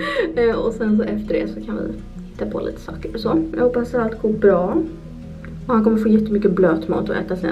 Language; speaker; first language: Swedish; native; Swedish